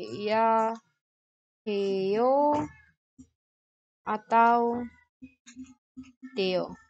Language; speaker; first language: Korean; non-native, fluent; Indonesian